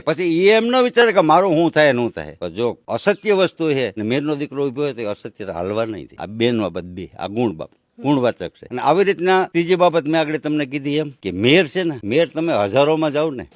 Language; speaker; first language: Gujarati; native; Gujarati